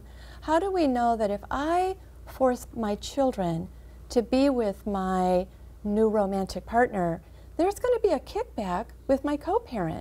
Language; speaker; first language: English; native; English